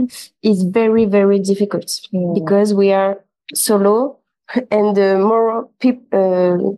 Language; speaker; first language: English; non-native, local second language; French